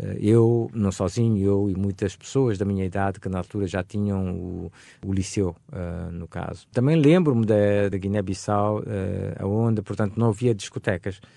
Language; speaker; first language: Portuguese; non-native, local second language; Upper Guinea Crioulo